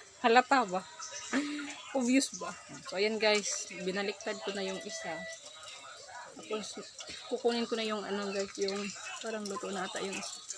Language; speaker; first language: Filipino; non-native, local second language; Cebuano